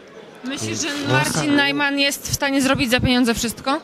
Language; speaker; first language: Polish; native; Polish